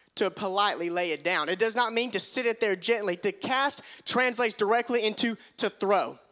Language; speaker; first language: English; native; English